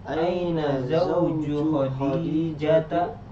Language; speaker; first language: Arabic; non-native, learner; Indonesian